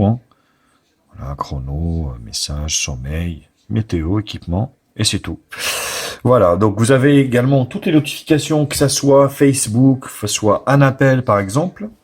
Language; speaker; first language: French; native; French